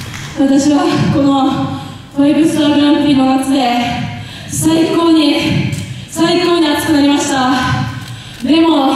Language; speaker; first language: Japanese; native; Japanese